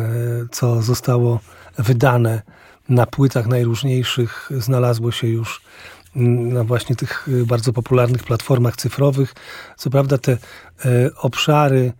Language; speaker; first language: Polish; native; Polish